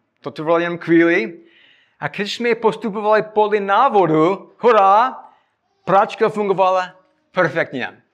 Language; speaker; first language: Czech; non-native, fluent; English